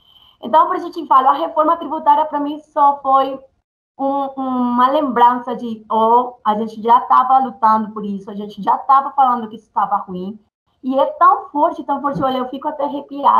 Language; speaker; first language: Portuguese; non-native, fluent; Spanish